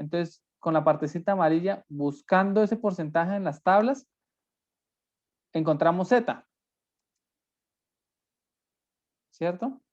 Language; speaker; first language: Spanish; native; Spanish